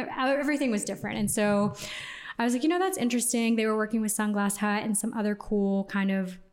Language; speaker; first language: English; native; English